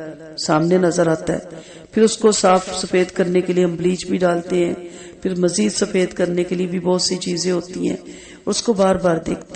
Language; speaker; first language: Urdu; native; Urdu